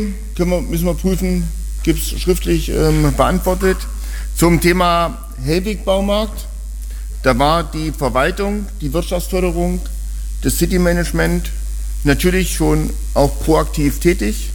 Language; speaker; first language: German; native; German